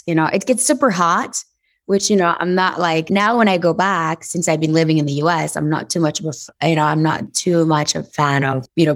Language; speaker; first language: English; non-native, fluent; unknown